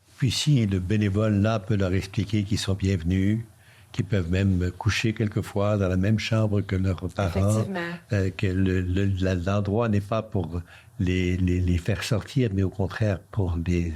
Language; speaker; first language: French; native; French